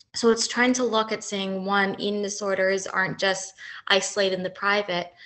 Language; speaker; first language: English; native; English